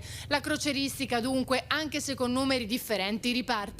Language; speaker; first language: Italian; native; Italian